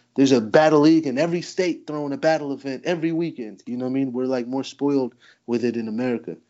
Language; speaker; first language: English; native; English